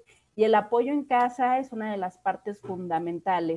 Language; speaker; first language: Spanish; native; Spanish